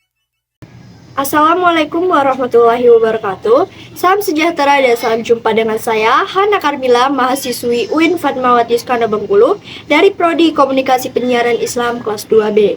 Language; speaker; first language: Indonesian; native; Indonesian